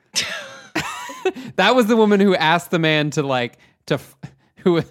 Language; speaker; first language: English; native; English